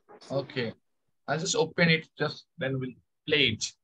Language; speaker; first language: English; non-native, local second language; Bangla